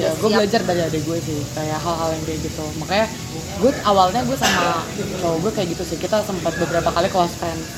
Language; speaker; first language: Indonesian; native; Indonesian